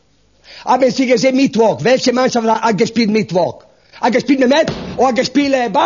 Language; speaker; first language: German; non-native, learner; Italian